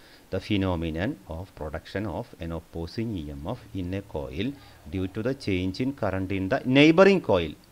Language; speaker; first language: English; non-native, local second language; Malayalam